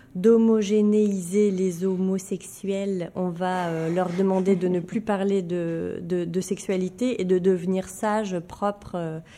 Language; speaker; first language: French; native; French